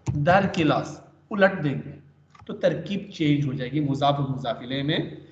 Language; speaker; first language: Urdu; native; Urdu